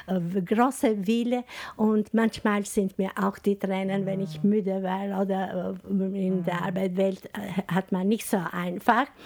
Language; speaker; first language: German; non-native, fluent; Albanian